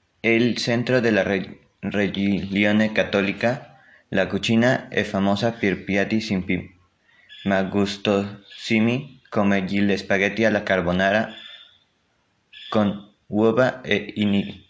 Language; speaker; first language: Italian; non-native, learner; Spanish